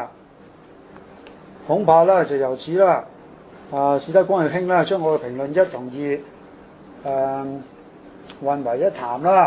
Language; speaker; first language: Chinese; non-native, local second language; Cantonese